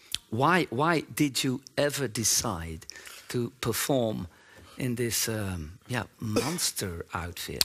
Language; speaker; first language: English; non-native, fluent; Dutch